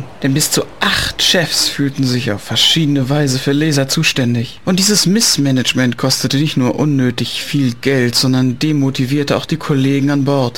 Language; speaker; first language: German; native; German